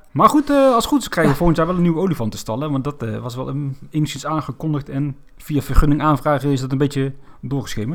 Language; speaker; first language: Dutch; native; Dutch